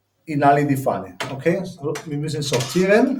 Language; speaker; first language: German; non-native, learner; Spanish